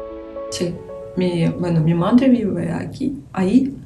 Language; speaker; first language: Spanish; non-native, learner; Ukrainian